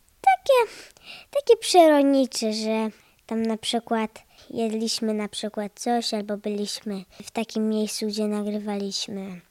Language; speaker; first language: Polish; early bilingual, heritage; Polish